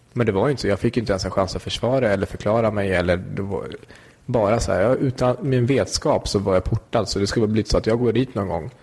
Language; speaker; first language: Swedish; early bilingual, other home language; Kurdish